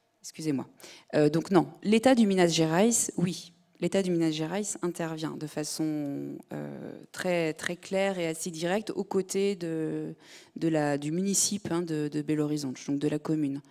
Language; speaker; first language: French; native; French